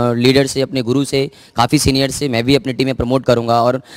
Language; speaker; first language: Hindi; native; Hindi